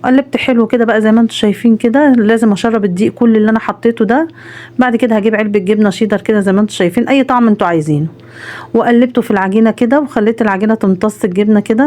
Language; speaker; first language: Arabic; native; Arabic